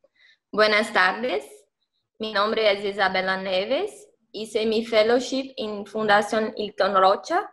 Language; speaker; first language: Spanish; non-native, fluent; Portuguese